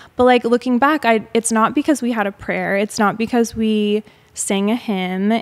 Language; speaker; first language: English; native; English